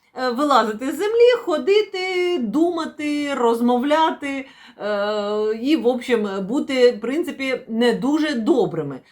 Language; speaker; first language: Ukrainian; non-native, local second language; Russian